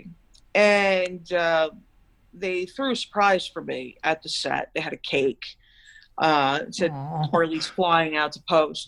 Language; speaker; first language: English; native; English